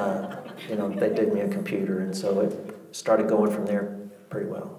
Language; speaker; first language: English; native; English